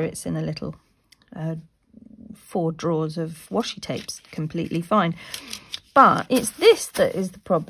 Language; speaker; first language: English; native; English